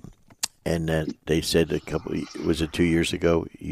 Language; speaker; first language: English; native; English